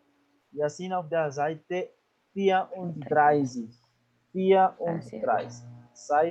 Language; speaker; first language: German; non-native, fluent; Spanish